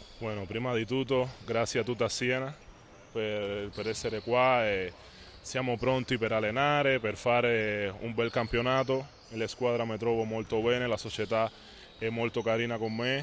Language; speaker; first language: Italian; non-native, fluent; Spanish